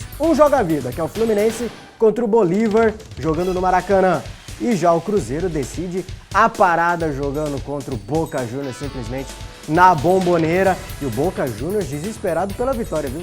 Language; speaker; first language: Portuguese; native; Portuguese